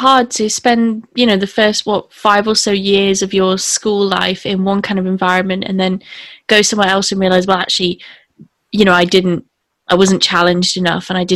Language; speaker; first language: English; native; English